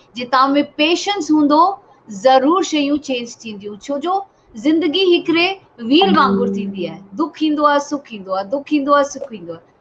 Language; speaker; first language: Sindhi; native; Sindhi